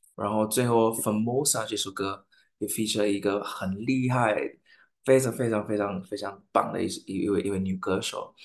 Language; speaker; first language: Chinese; non-native, fluent; English